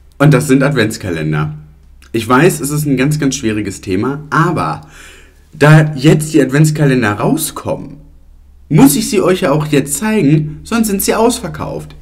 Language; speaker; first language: German; early bilingual, other home language; Italian